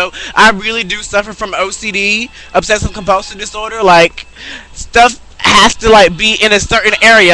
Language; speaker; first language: English; native; English